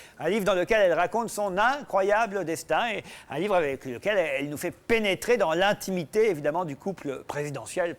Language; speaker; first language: French; native; French